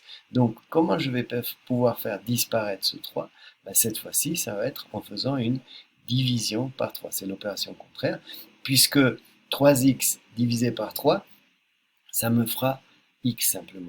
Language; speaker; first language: French; native; French